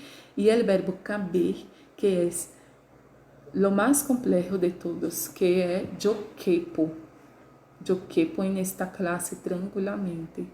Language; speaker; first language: Spanish; non-native, fluent; Portuguese